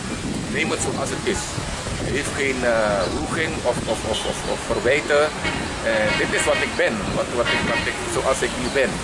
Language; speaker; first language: Dutch; early bilingual, heritage; Javanese